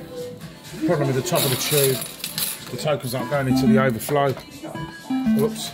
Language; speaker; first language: English; native; English